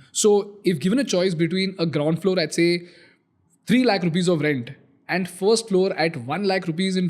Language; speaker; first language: English; non-native, local second language; Hindi